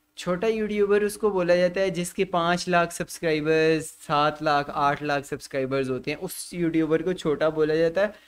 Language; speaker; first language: Urdu; native; Urdu